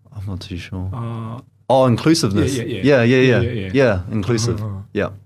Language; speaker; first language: English; native; English